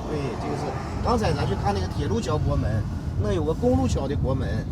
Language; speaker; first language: Chinese; native; Chinese